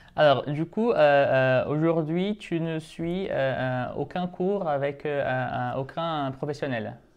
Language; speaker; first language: French; non-native, fluent; Portuguese